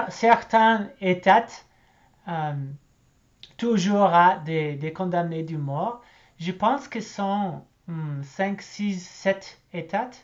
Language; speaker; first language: French; non-native, learner; English